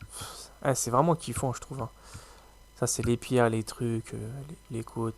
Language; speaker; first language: French; native; French